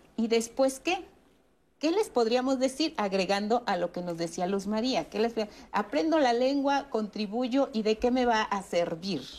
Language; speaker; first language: Spanish; native; Spanish